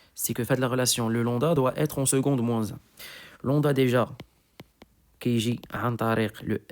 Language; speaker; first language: French; non-native, local second language; Arabic